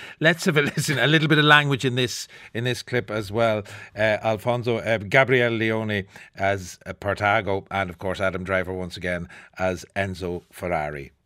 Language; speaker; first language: English; native; English